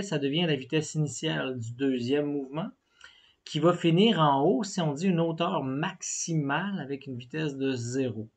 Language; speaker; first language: French; native; French